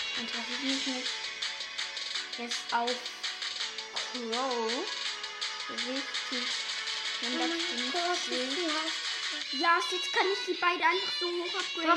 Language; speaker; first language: German; native; German